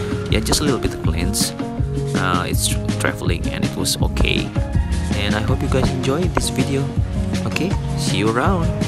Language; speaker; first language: English; non-native, fluent; Indonesian